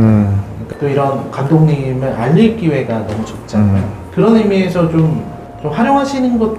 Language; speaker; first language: Korean; native; Korean